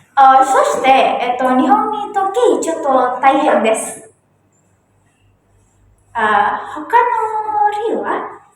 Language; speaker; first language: Japanese; non-native, learner; Indonesian